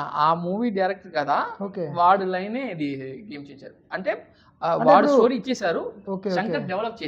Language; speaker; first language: Telugu; non-native, local second language; Tamil